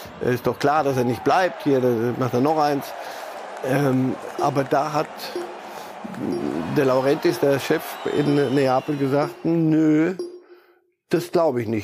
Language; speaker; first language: German; native; German